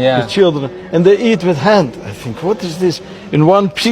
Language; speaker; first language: English; non-native, learner; Dutch